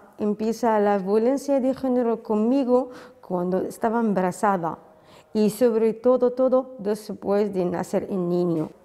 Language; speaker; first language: Spanish; non-native, learner; Arabic